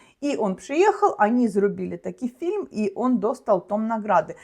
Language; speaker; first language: Polish; non-native, learner; Russian